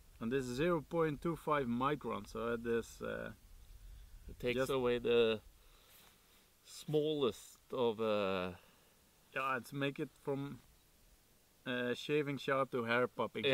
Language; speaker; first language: English; non-native, fluent; Swedish